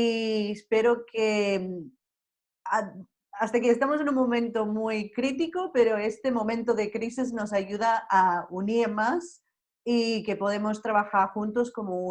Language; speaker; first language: Spanish; non-native, fluent; English